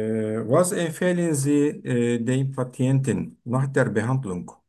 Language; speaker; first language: German; non-native, fluent; Turkish